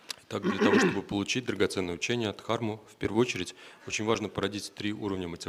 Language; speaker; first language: Russian; native; Russian